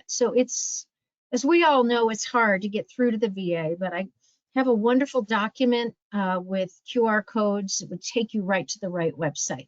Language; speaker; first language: English; native; English